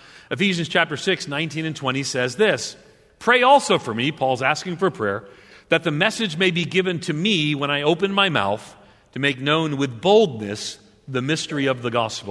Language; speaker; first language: English; native; English